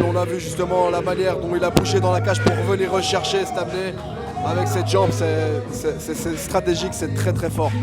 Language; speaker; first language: French; native; French